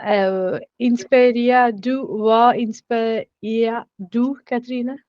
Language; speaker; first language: Danish; non-native, learner; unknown